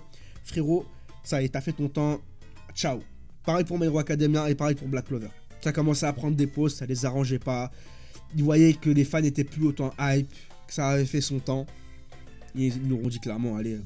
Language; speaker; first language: French; native; French